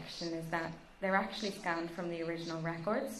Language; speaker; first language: English; native; English